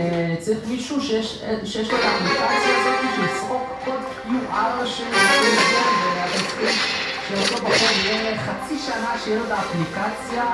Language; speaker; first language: Hebrew; native; Hebrew